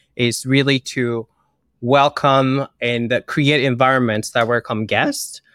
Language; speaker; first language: English; early bilingual, other home language; Kinyarwanda